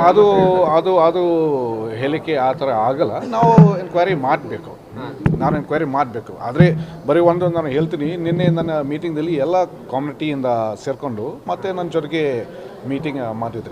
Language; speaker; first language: Kannada; non-native, fluent; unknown